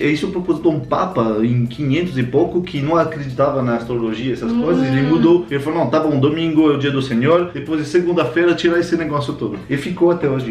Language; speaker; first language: Portuguese; non-native, fluent; French